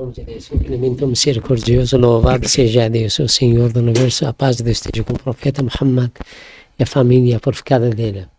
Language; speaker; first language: Portuguese; non-native, learner; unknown